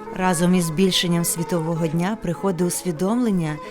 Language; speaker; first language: Ukrainian; non-native, local second language; Russian